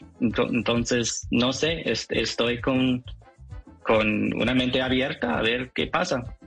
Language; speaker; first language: Spanish; non-native, fluent; English